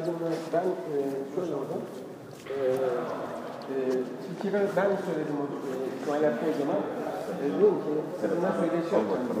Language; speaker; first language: Turkish; native; Turkish